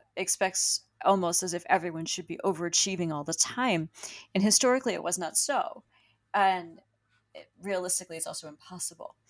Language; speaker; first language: English; early bilingual, other home language; Spanish